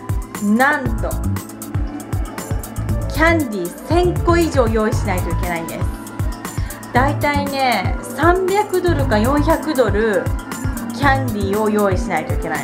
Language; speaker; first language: Japanese; native; Japanese